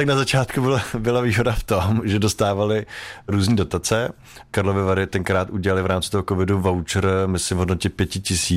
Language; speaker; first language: Czech; native; Czech